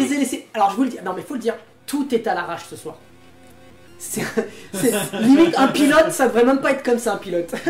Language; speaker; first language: French; native; French